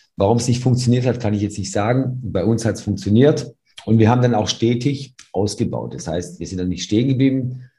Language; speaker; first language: German; early bilingual, other home language; Serbian